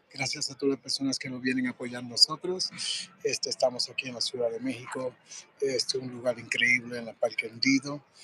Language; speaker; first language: Spanish; early bilingual, heritage; Spanish